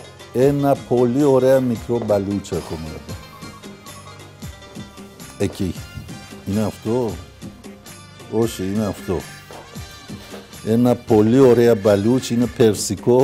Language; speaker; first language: Greek; non-native, fluent; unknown